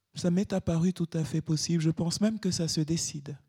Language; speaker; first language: French; native; French